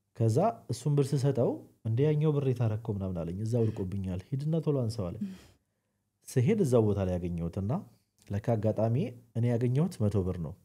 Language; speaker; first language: Amharic; non-native, local second language; Sidamo